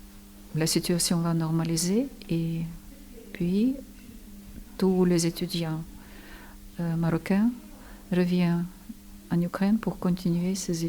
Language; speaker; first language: French; non-native, fluent; Ukrainian